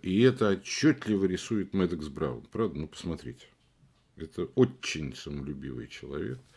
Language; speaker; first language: Russian; native; Russian